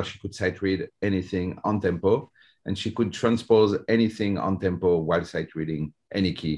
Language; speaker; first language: English; non-native, fluent; French